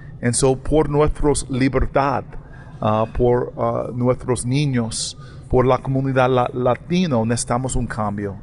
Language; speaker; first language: Spanish; non-native, learner; English